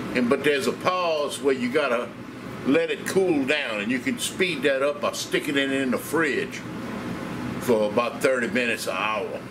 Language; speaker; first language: English; native; English